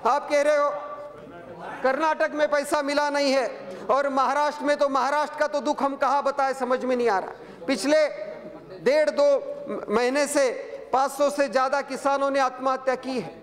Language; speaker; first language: Hindi; non-native, local second language; Marathi